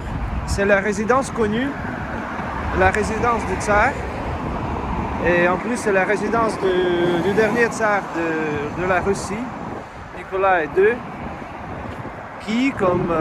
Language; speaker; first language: French; non-native, fluent; Russian